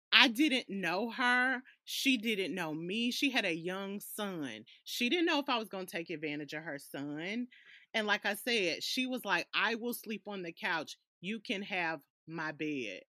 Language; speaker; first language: English; native; English